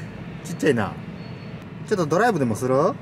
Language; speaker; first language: Japanese; native; Japanese